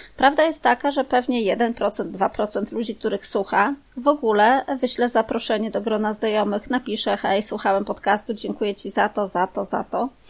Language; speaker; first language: Polish; native; Polish